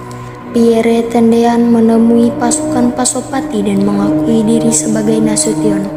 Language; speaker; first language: Indonesian; native; Indonesian